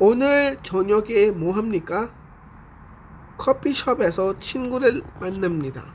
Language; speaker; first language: Korean; non-native, fluent; Urdu